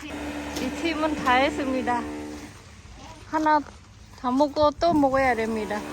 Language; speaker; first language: Korean; non-native, fluent; Khmer